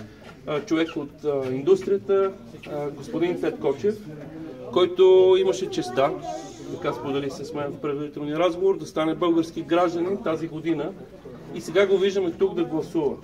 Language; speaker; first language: Bulgarian; native; Bulgarian